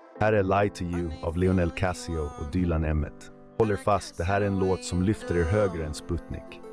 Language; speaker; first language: Swedish; native; Swedish